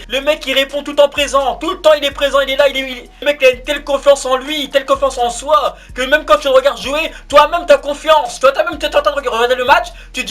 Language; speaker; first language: French; native; French